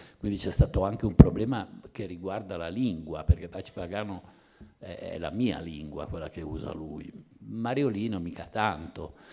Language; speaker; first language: Italian; native; Italian